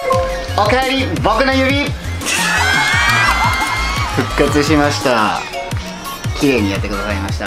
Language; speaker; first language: Japanese; native; Japanese